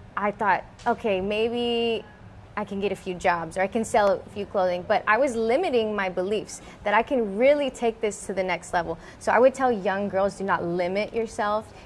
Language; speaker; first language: English; native; English